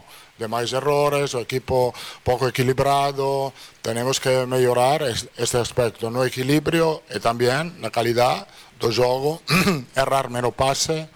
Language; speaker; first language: Portuguese; non-native, learner; Italian